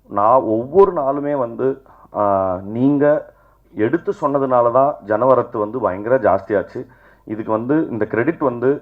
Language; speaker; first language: Tamil; native; Tamil